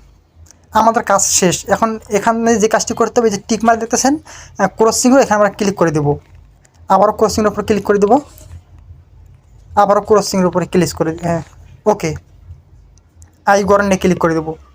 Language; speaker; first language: Bangla; native; Bangla